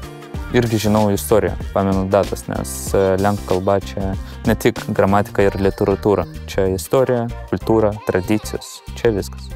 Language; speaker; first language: Lithuanian; non-native, local second language; Polish